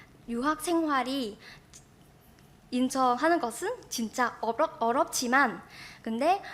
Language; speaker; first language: Korean; non-native, fluent; Vietnamese